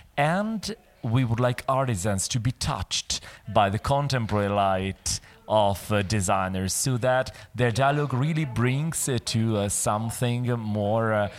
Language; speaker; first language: English; non-native, fluent; Italian